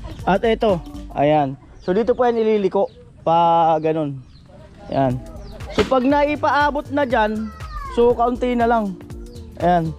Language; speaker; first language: Filipino; native; Filipino